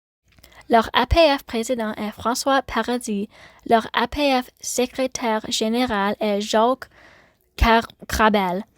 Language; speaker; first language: French; non-native, learner; English